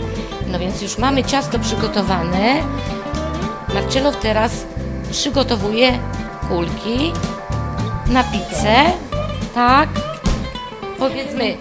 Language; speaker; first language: Polish; non-native, fluent; Italian